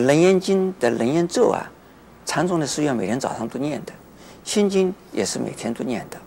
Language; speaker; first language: Chinese; native; Chinese